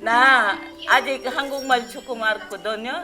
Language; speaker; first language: Korean; non-native, learner; Filipino